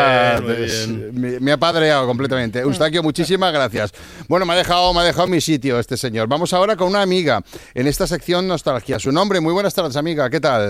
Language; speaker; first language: Spanish; native; Spanish